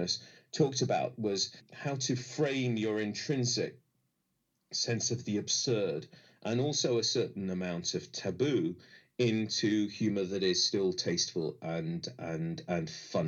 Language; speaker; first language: English; native; English